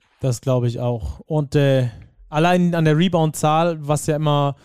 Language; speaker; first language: German; native; German